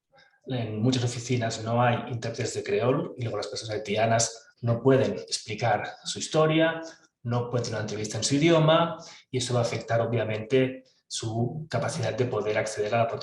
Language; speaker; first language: Spanish; native; Spanish